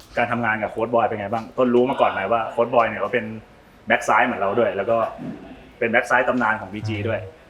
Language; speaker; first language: Thai; native; Thai